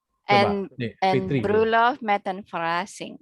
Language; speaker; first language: Dutch; non-native, learner; Indonesian